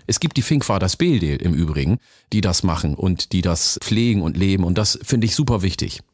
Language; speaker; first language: German; early bilingual, other home language; Oromo